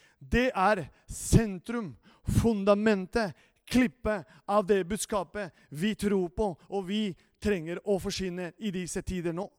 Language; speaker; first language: Norwegian; non-native, fluent; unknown